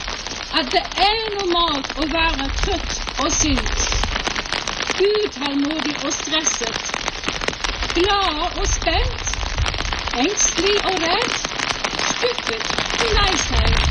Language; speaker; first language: Norwegian; non-native, fluent; English